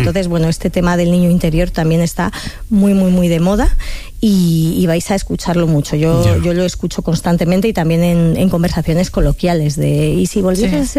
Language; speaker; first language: Spanish; native; Spanish